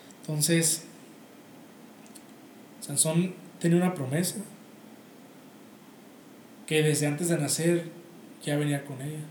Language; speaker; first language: Spanish; native; Spanish